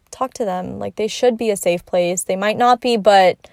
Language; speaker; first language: English; native; English